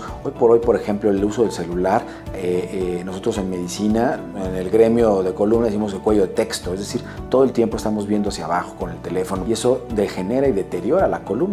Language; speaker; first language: Spanish; native; Spanish